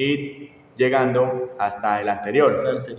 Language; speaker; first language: Spanish; native; Spanish